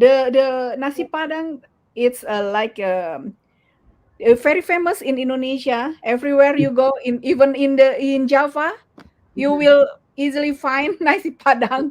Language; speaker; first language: English; non-native, learner; Indonesian